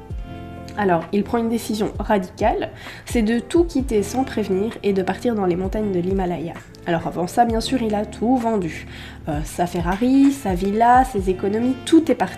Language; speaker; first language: French; native; French